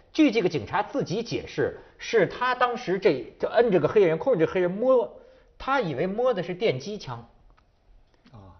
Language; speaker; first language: Chinese; native; Chinese